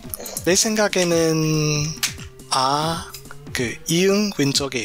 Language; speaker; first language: Korean; non-native, learner; English